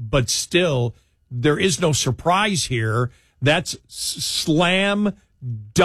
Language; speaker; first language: English; native; English